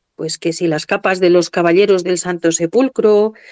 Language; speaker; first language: Spanish; native; Spanish